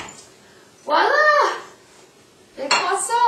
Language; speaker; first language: French; non-native, learner; English